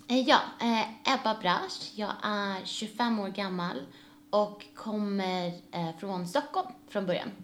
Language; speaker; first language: Swedish; native; Swedish